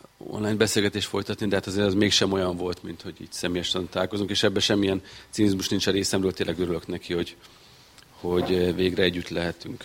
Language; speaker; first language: Hungarian; native; Hungarian